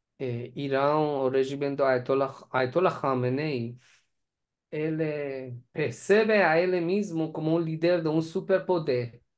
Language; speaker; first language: Portuguese; non-native, learner; Persian